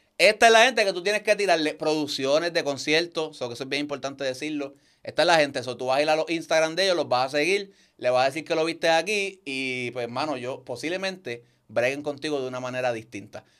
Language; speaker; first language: Spanish; native; Spanish